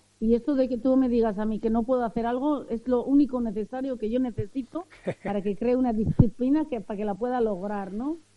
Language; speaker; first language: Spanish; early bilingual, other home language; Arabic